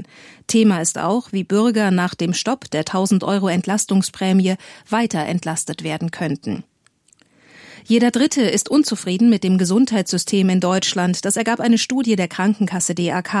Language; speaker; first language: German; native; German